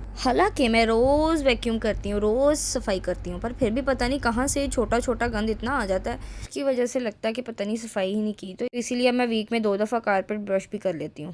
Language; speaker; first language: Urdu; native; Urdu